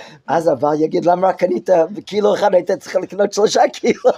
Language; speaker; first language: Hebrew; non-native, fluent; English